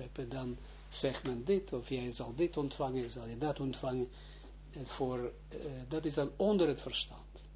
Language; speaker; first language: Dutch; non-native, fluent; Hebrew